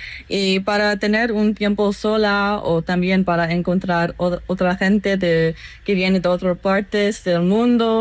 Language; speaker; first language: Spanish; non-native, learner; English